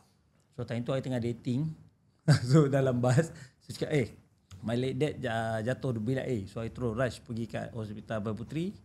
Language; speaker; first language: Malay; native; Malay